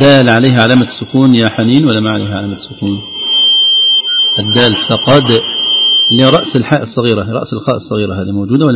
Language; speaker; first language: Arabic; native; Arabic